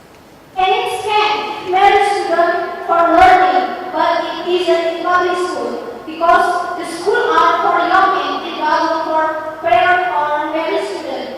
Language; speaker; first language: English; non-native, learner; Indonesian